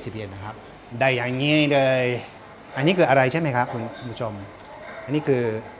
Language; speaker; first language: Thai; non-native, fluent; Japanese